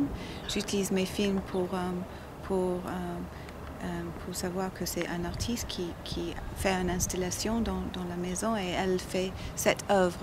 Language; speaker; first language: French; non-native, learner; English